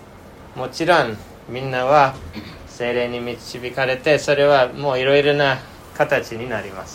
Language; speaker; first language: Japanese; non-native, fluent; English